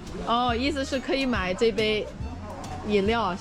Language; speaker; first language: Chinese; non-native, fluent; English